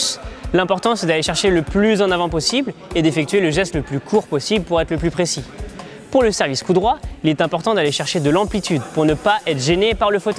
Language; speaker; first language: French; native; French